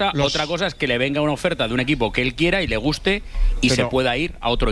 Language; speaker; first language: Spanish; native; Spanish